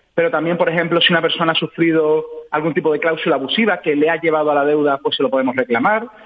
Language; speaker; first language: Spanish; native; Spanish